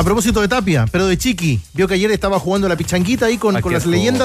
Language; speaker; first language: Spanish; native; Spanish